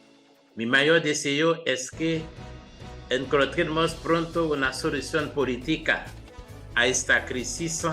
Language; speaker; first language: Spanish; non-native, fluent; Haitian Creole